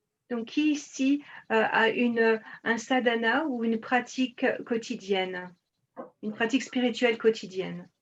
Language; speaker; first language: French; native; French